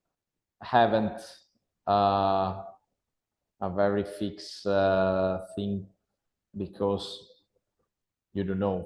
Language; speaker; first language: English; non-native, learner; Italian